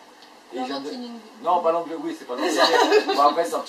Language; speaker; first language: French; native; French